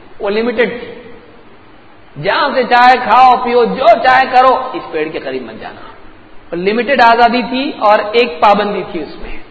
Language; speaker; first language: Urdu; native; Urdu